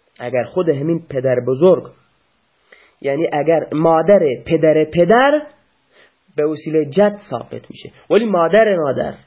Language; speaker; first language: Persian; non-native, local second language; Baluchi